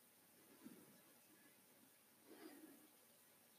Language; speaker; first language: English; native; English